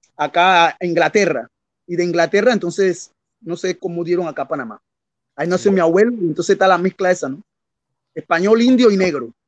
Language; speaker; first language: Spanish; native; Spanish